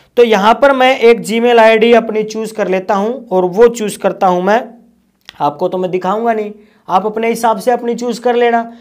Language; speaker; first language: Hindi; native; Hindi